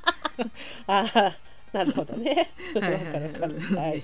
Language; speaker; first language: Japanese; native; Japanese